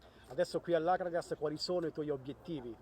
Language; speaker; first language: Italian; native; Italian